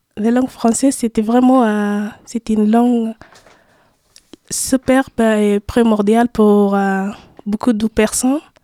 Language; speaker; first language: French; non-native, learner; Arabic